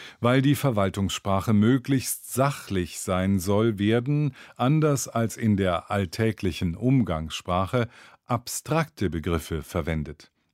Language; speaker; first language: German; native; German